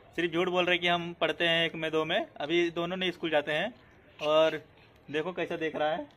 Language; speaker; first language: Hindi; native; Hindi